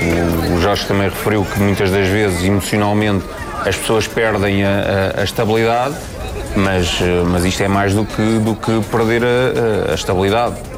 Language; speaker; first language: Portuguese; native; Portuguese